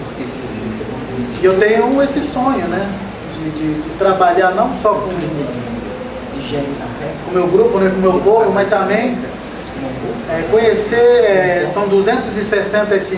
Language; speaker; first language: Portuguese; non-native, local second language; Guarani